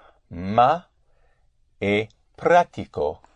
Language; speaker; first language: Italian; non-native, learner; English